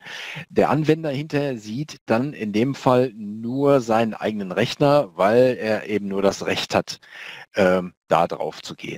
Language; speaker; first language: German; native; German